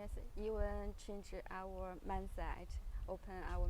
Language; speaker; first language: English; non-native, learner; Chinese